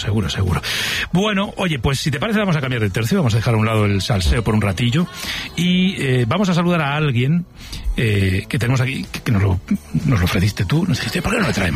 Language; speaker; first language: Spanish; native; Spanish